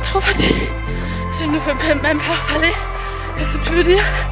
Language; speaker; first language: French; non-native, fluent; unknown